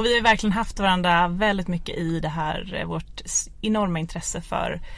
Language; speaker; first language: Swedish; native; Swedish